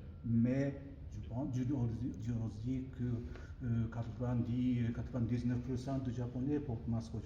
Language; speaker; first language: French; non-native, learner; Japanese